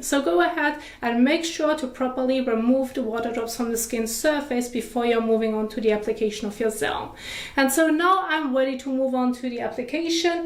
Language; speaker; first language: English; non-native, fluent; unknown